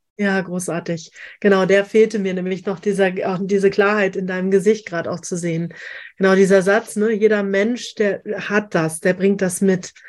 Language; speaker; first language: German; native; German